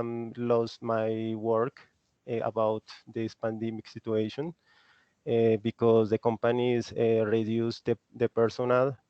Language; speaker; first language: English; non-native, learner; Spanish